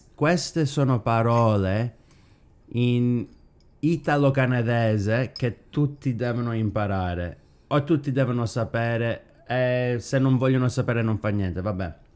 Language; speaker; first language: Italian; early bilingual, heritage; Italian